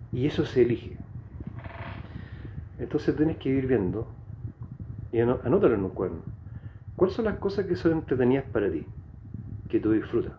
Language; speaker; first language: Spanish; native; Spanish